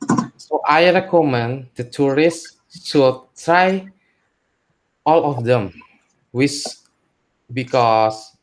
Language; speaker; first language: English; non-native, learner; Indonesian